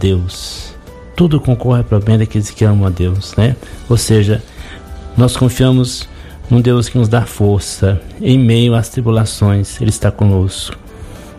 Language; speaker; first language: Portuguese; native; Portuguese